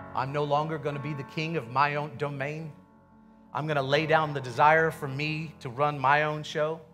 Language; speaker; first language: English; native; English